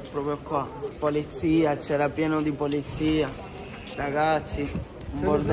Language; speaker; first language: Italian; early bilingual, other home language; Arabic